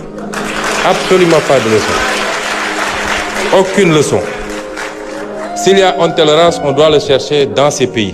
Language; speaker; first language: French; non-native, local second language; Wolof